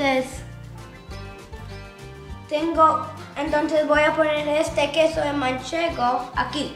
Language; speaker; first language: Spanish; early bilingual, other home language; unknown